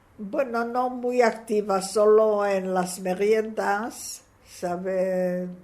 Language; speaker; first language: Spanish; non-native, fluent; Hebrew